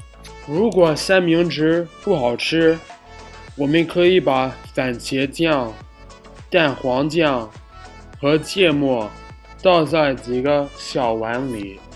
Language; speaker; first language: Chinese; non-native, learner; English